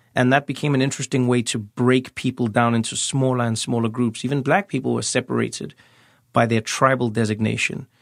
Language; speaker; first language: English; native; English